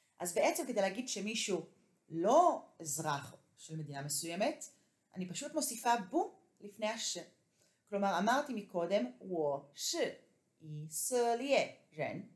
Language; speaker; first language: Hebrew; native; Hebrew